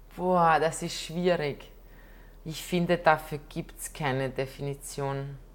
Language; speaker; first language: German; non-native, fluent; Croatian